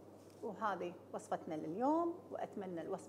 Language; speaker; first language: Arabic; native; Arabic